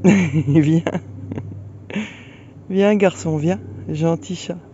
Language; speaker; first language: French; native; French